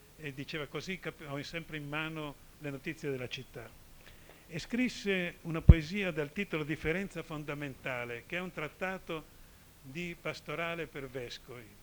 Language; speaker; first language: Italian; native; Italian